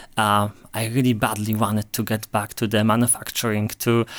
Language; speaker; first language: English; non-native, fluent; Polish